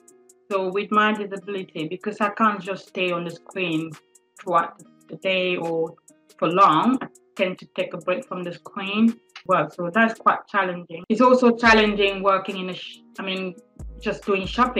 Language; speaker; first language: English; non-native, local second language; French